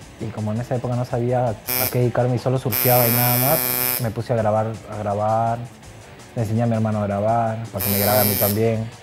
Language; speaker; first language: Spanish; native; Spanish